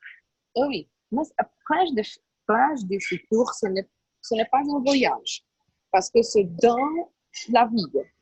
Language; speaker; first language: French; non-native, learner; Portuguese